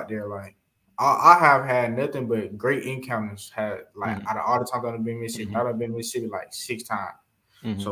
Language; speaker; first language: English; native; English